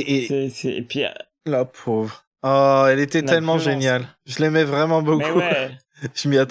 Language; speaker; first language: French; native; French